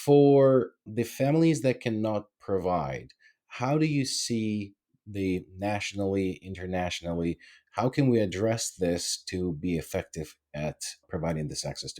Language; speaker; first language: English; non-native, fluent; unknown